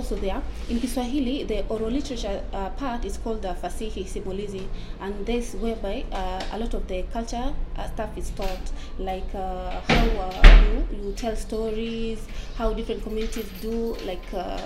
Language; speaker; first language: English; non-native, local second language; Swahili